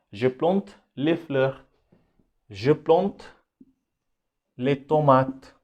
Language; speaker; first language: French; non-native, fluent; Hindi